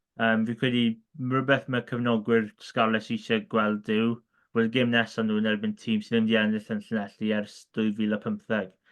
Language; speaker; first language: Welsh; native; Welsh